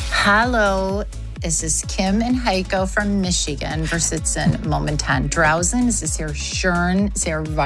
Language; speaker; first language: German; non-native, learner; English